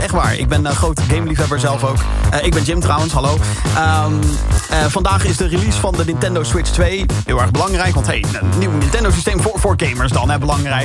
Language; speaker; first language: Dutch; native; Dutch